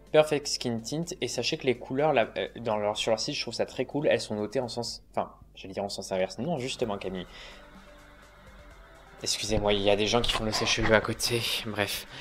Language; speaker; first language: French; native; French